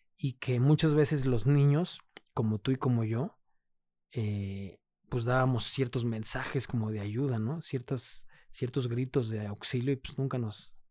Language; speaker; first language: Spanish; native; Spanish